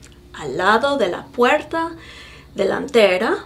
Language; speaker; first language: Spanish; non-native, fluent; English